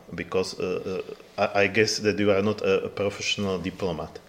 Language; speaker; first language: English; non-native, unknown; Slovak